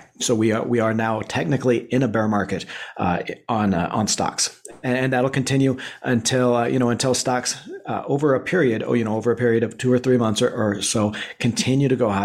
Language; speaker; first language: English; native; English